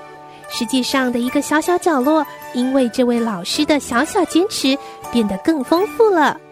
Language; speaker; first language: Chinese; native; Chinese